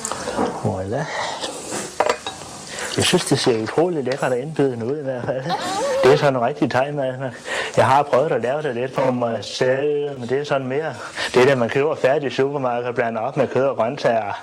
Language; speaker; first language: Danish; native; Danish